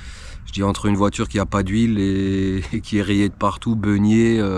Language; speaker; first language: French; native; French